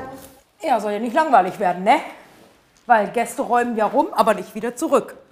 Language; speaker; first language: German; native; German